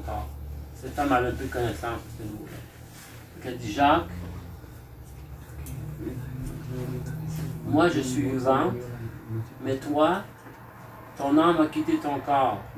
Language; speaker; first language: French; native; French